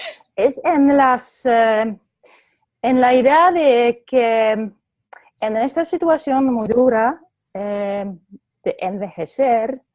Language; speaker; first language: Spanish; non-native, fluent; Polish